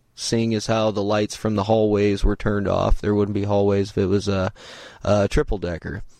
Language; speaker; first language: English; native; English